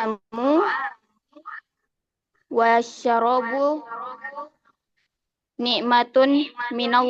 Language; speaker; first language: Arabic; non-native, learner; Indonesian